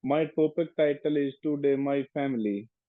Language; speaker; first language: English; non-native, learner; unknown